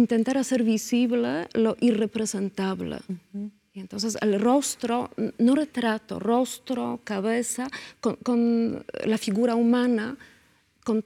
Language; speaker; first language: Spanish; non-native, fluent; Polish